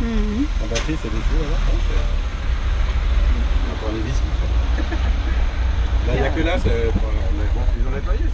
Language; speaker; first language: French; native; French